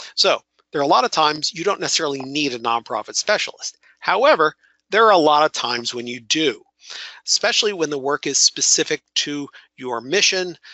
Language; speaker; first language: English; native; English